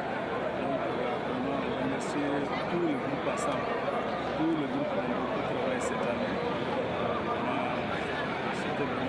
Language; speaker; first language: French; non-native, local second language; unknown